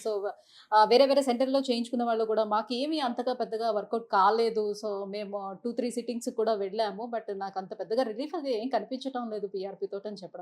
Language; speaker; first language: Telugu; native; Telugu